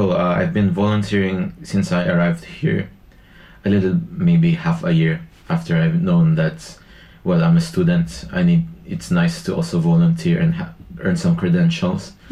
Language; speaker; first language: English; non-native, local second language; Filipino